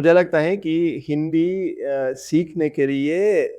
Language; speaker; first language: Hindi; non-native, fluent; Russian